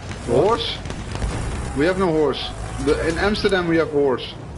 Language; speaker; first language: English; non-native, fluent; Dutch